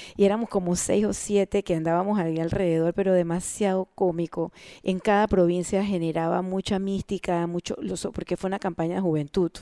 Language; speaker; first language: Spanish; native; Spanish